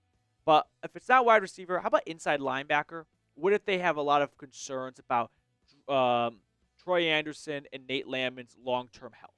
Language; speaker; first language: English; native; English